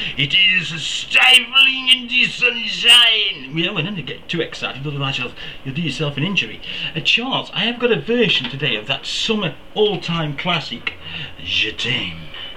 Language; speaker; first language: English; native; English